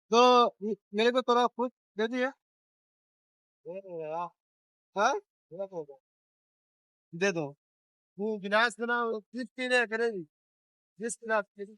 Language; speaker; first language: Hindi; non-native, learner; Bangla